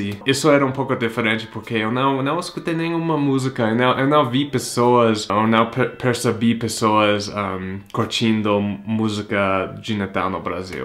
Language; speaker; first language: Portuguese; non-native, fluent; English